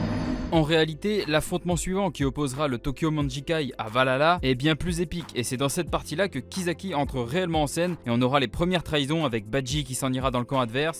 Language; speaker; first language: French; native; French